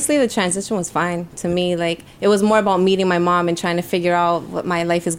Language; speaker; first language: English; early bilingual, other home language; Spanish